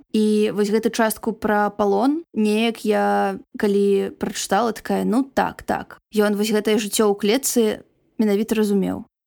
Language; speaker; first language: Belarusian; non-native, local second language; Russian